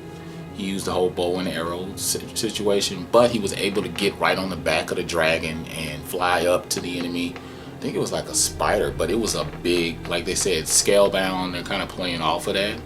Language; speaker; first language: English; native; English